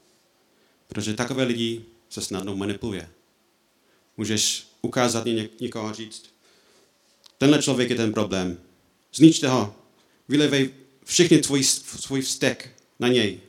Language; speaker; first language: Czech; non-native, fluent; English